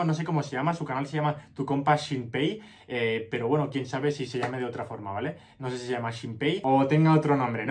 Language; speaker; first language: Spanish; native; Spanish